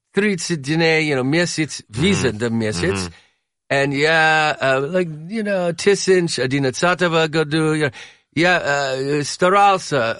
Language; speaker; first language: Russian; non-native, learner; English